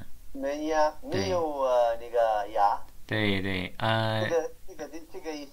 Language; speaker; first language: Chinese; non-native, learner; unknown